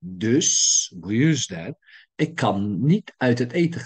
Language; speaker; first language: Dutch; non-native, fluent; Turkish